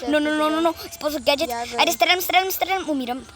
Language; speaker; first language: Bulgarian; early bilingual, heritage; Bulgarian